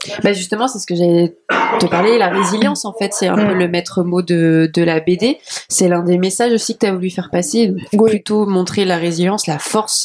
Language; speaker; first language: French; native; French